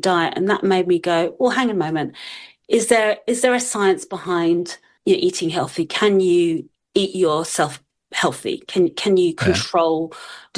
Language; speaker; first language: English; native; English